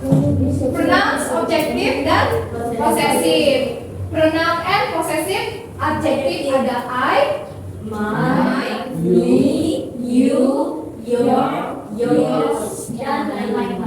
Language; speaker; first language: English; non-native, fluent; Indonesian